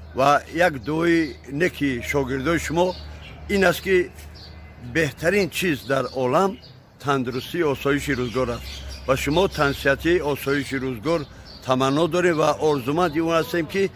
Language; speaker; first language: Tajik; native; Tajik